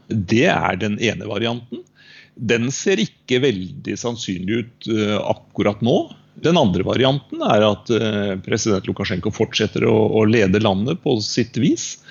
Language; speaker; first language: Norwegian; native; Norwegian